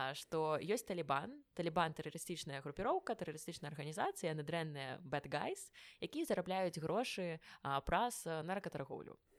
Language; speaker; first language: Belarusian; non-native, local second language; Russian